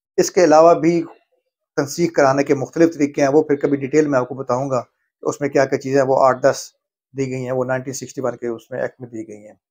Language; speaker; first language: Urdu; non-native, local second language; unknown